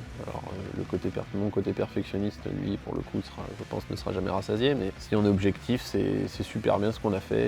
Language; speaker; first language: French; native; French